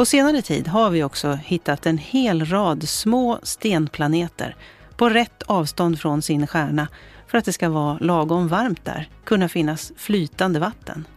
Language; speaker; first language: Swedish; native; Swedish